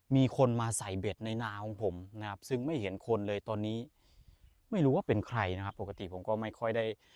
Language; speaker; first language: Thai; non-native, local second language; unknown